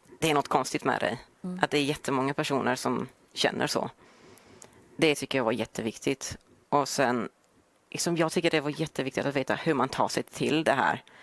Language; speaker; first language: Swedish; early bilingual, other home language; Polish